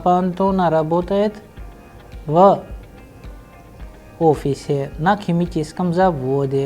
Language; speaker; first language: Russian; non-native, fluent; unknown